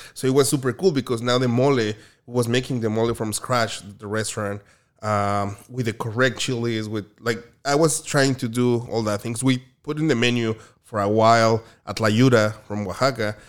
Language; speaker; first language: English; non-native, fluent; Spanish